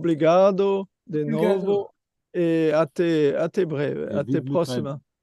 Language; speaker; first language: Portuguese; non-native, learner; French